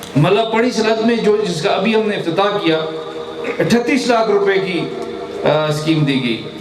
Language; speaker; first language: Urdu; non-native, local second language; Northern Hindko